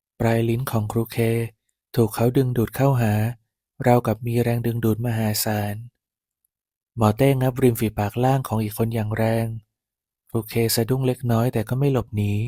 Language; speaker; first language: Thai; native; Thai